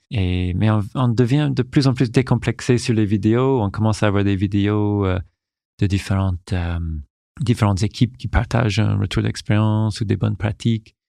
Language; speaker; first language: French; non-native, local second language; English